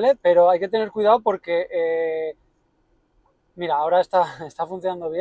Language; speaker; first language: Spanish; native; Spanish